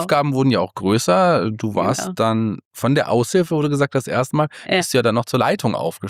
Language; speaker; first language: German; native; German